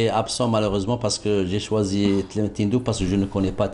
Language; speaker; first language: French; non-native, local second language; Arabic